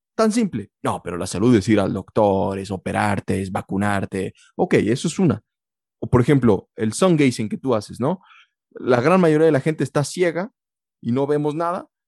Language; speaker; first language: Spanish; early bilingual, heritage; Spanish